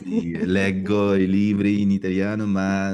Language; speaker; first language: Italian; non-native, learner; Russian